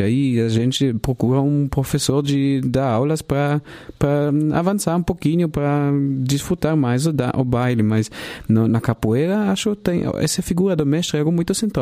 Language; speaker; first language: Portuguese; non-native, fluent; German